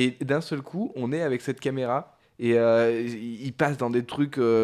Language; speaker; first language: French; native; French